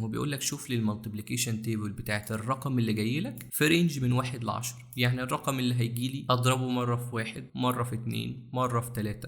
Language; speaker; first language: Arabic; native; Arabic